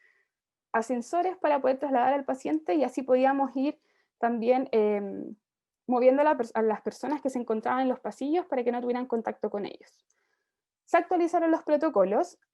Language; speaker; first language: Spanish; native; Spanish